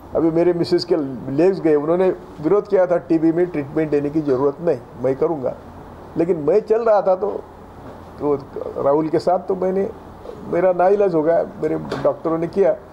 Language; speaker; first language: Hindi; non-native, local second language; Marathi